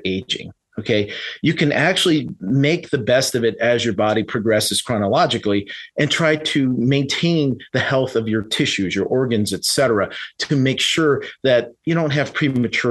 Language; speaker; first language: English; native; English